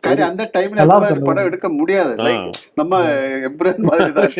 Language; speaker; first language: Tamil; non-native, learner; Malayalam